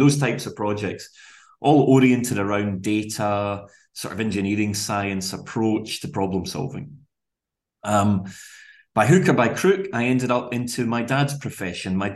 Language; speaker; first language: English; native; English